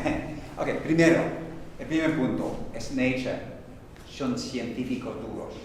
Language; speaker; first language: Spanish; non-native, fluent; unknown